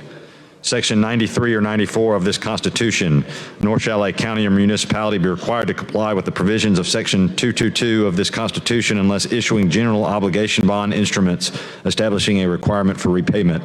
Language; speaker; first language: English; native; English